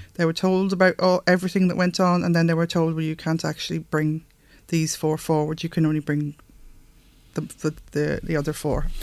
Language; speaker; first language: English; native; English